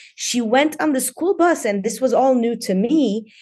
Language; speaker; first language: English; non-native, fluent; Arabic